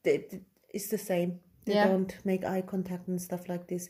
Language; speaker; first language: English; non-native, fluent; German